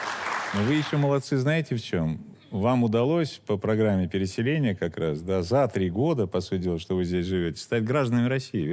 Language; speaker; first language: Russian; native; Russian